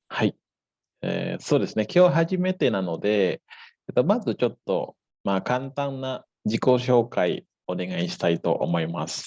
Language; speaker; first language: Japanese; non-native, fluent; Indonesian